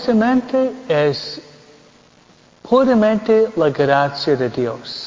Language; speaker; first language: Spanish; early bilingual, heritage; Spanish